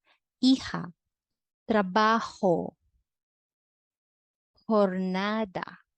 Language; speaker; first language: Spanish; non-native, fluent; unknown